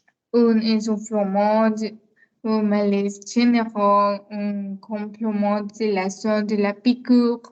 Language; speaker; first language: French; non-native, learner; Spanish